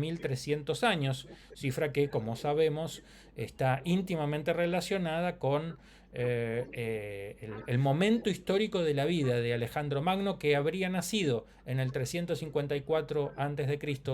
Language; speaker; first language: Spanish; native; Spanish